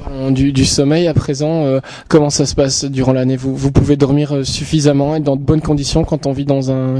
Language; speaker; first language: French; native; French